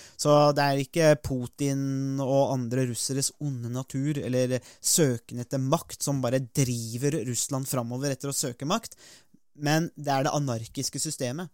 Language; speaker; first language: Norwegian; native; Norwegian